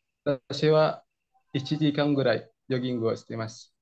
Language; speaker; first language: Japanese; non-native, learner; Indonesian